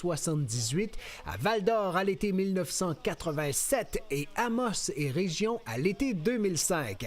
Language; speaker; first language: French; native; French